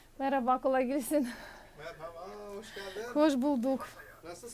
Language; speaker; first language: Turkish; non-native, learner; Ukrainian